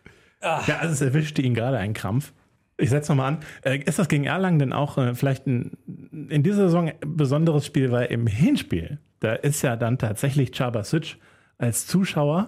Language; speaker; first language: German; native; German